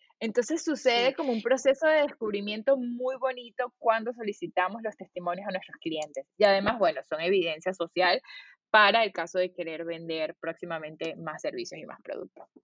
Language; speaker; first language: Spanish; native; Spanish